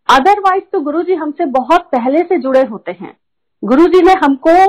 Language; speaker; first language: Hindi; native; Hindi